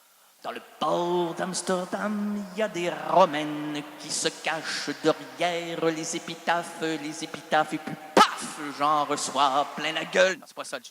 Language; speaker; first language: French; native; French